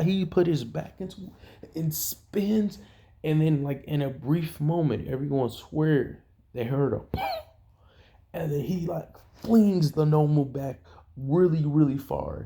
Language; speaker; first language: English; native; English